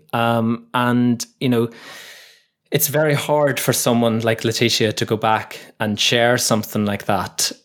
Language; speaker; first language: English; native; English